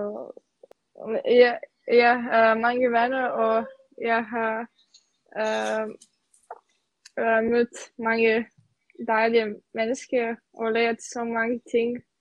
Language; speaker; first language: Danish; non-native, fluent; Serbian